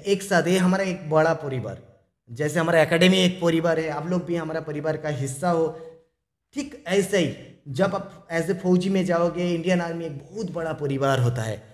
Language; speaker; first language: Hindi; non-native, local second language; Bangla